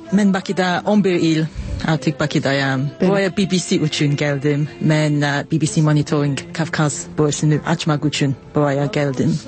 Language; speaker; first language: Azerbaijani; non-native, learner; English